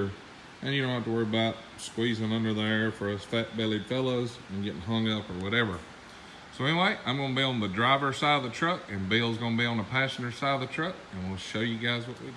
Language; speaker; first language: English; native; English